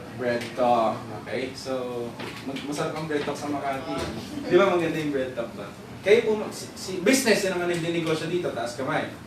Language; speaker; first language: Filipino; native; Filipino